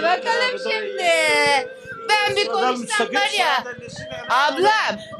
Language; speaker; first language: Turkish; native; Turkish